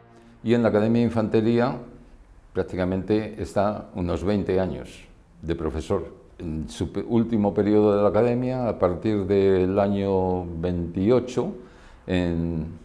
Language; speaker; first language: Spanish; native; Spanish